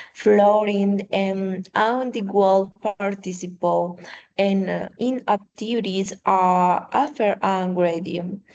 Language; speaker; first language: English; non-native, learner; Spanish